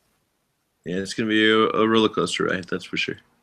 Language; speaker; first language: English; native; English